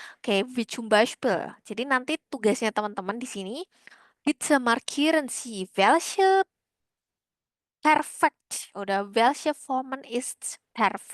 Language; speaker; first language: German; non-native, learner; Indonesian